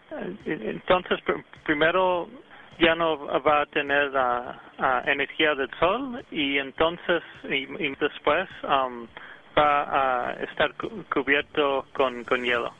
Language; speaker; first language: Spanish; early bilingual, heritage; English